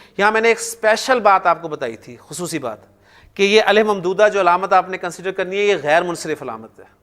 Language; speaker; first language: Urdu; native; Urdu